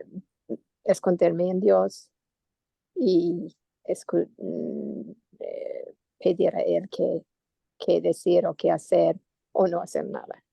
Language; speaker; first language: Spanish; non-native, learner; English